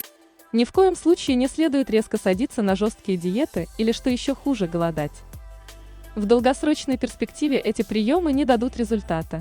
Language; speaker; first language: Russian; native; Russian